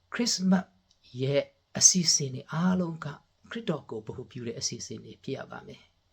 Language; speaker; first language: Burmese; non-native, local second language; Tedim Chin